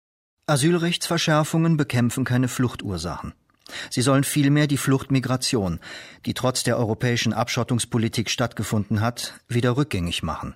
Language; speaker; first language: German; native; German